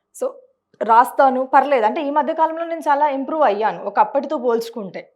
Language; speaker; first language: Telugu; early bilingual, heritage; Telugu